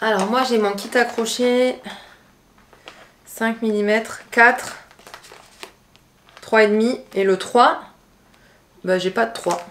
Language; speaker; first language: French; native; French